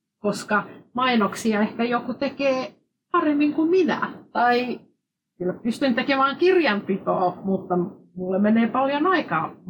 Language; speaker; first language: Finnish; non-native, fluent; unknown